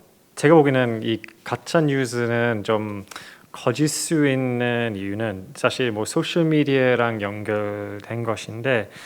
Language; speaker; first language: Korean; non-native, fluent; English